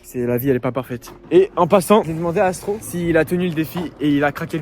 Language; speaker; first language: French; native; French